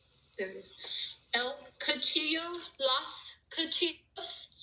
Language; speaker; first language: Spanish; non-native, learner; English